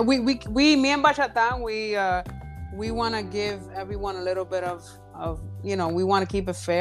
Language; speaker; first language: English; early bilingual, other home language; Spanish